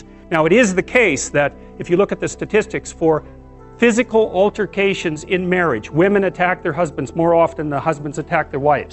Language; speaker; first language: English; native; English